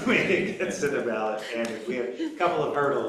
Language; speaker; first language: English; native; English